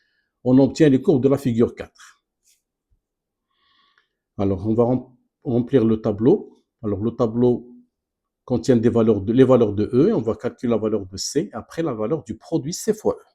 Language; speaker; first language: French; non-native, local second language; Arabic